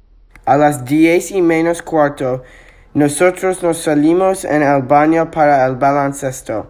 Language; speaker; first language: Spanish; non-native, learner; English